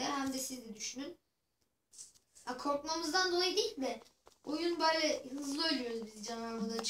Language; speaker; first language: Turkish; native; Turkish